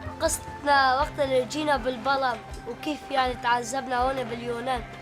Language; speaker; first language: Arabic; native; Arabic